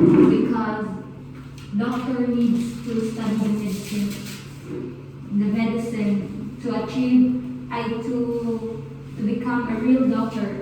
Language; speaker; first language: English; non-native, learner; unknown